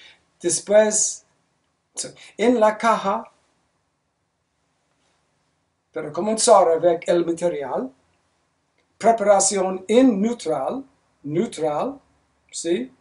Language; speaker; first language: Spanish; non-native, learner; English